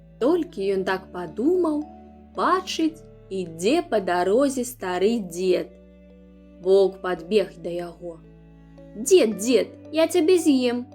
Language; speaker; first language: Belarusian; non-native, local second language; Russian